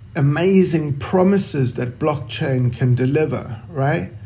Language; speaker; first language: English; native; English